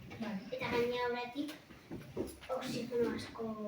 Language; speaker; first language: Basque; non-native, local second language; Spanish